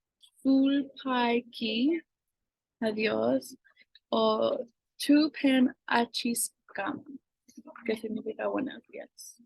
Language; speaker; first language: Spanish; non-native, fluent; English